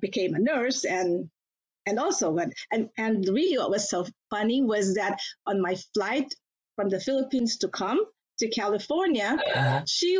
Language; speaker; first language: English; non-native, local second language; Filipino